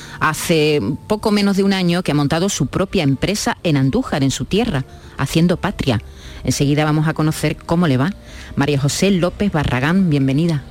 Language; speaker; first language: Spanish; native; Spanish